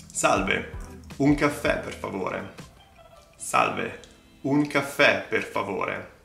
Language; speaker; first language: Italian; native; Italian